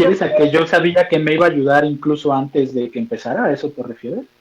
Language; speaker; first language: Spanish; native; Spanish